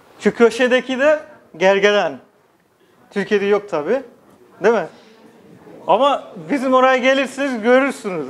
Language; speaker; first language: Turkish; non-native, fluent; Nepali